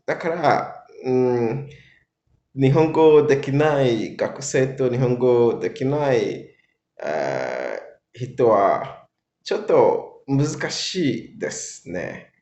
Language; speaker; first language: Japanese; non-native, learner; English